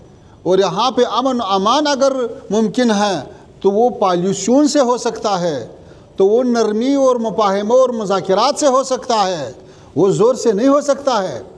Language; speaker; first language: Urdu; non-native, learner; Pashto